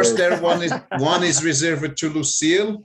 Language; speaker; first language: English; non-native, fluent; Portuguese